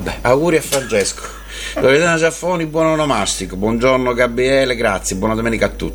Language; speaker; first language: Italian; native; Italian